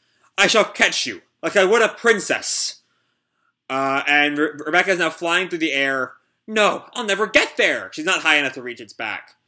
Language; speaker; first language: English; native; English